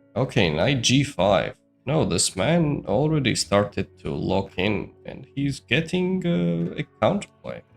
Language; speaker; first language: English; non-native, fluent; Georgian